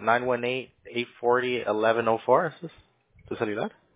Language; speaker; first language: Spanish; early bilingual, other home language; English